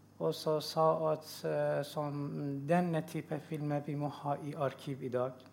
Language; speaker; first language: Norwegian; non-native, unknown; Persian